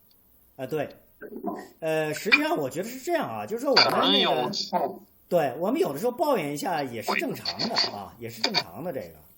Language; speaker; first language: Chinese; native; Chinese